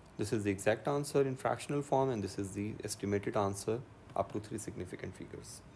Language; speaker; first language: English; non-native, local second language; Urdu